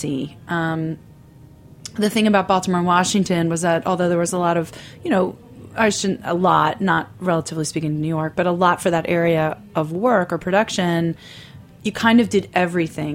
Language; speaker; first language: English; native; English